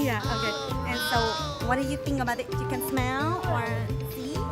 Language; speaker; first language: English; non-native, learner; Vietnamese